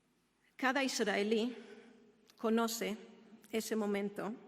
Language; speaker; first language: Spanish; non-native, fluent; Hebrew